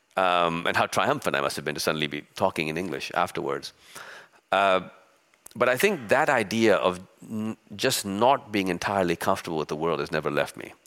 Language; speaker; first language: English; early bilingual, other home language; Urdu